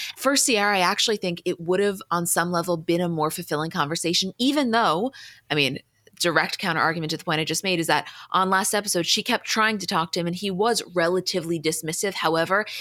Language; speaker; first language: English; native; English